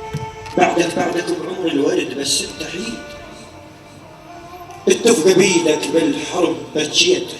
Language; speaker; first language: Arabic; native; Arabic